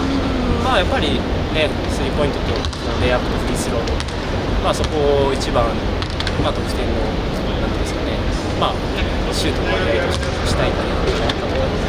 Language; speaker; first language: Japanese; native; Japanese